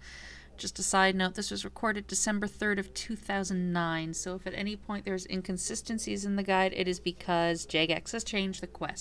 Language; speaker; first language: English; native; English